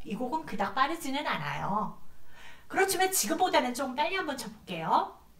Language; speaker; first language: Korean; native; Korean